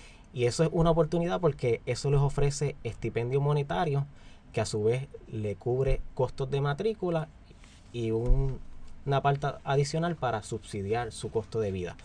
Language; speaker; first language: Spanish; native; Spanish